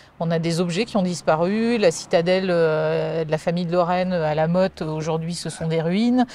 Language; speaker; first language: French; native; French